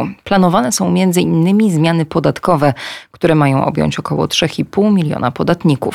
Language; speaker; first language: Polish; native; Polish